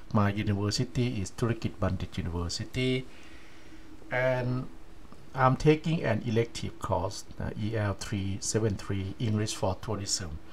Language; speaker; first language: English; non-native, fluent; Thai